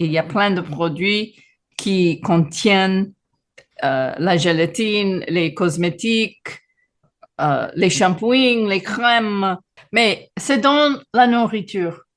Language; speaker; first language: French; non-native, fluent; English